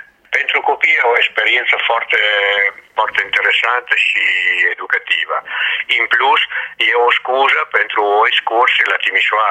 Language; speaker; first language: Romanian; non-native, learner; Italian